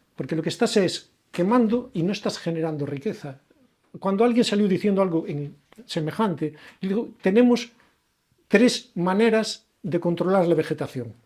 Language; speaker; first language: Spanish; native; Spanish